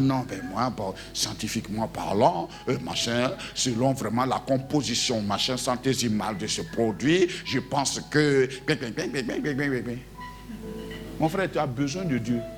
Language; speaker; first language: French; native; French